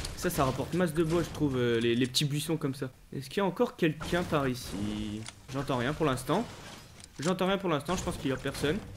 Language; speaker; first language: French; native; French